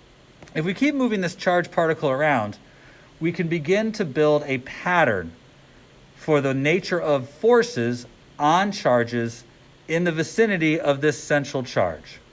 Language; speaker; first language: English; native; English